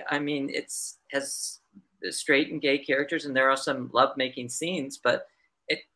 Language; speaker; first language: English; native; English